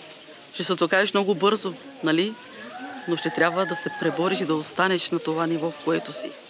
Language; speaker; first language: Bulgarian; native; Bulgarian